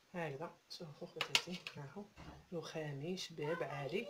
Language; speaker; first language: Arabic; native; Arabic